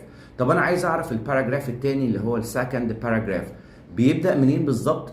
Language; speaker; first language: Arabic; native; Arabic